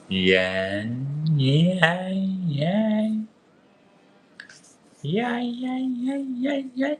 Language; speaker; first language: English; non-native, learner; Nepali